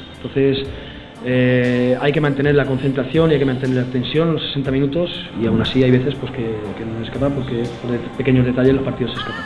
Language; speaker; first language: Spanish; native; Spanish